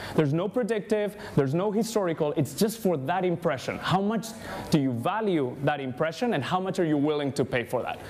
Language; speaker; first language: English; non-native, fluent; Spanish